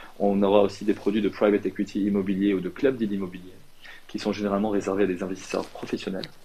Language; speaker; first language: French; non-native, local second language; Arabic